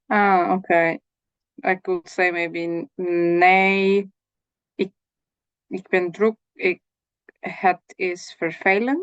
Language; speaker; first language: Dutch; non-native, learner; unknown